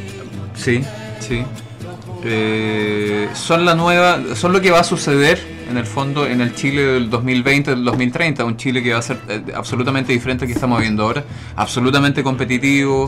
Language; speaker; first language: Spanish; native; Spanish